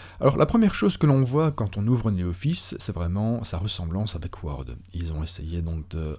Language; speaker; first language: French; native; French